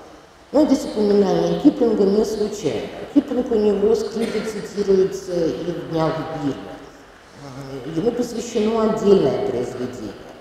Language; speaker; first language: Russian; native; Russian